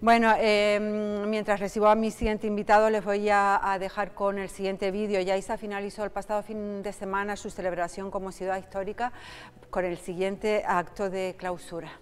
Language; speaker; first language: Spanish; native; Spanish